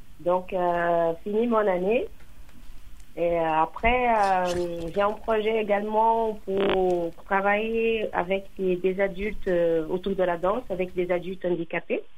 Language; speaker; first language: French; non-native, fluent; Portuguese